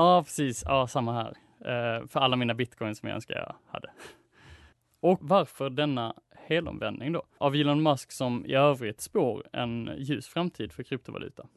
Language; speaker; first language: Swedish; native; Swedish